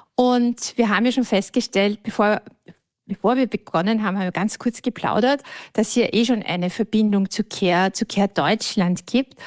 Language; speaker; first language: German; native; German